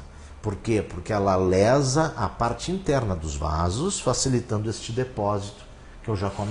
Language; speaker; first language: Portuguese; native; Portuguese